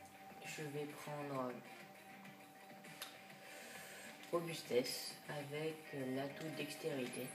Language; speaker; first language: French; native; French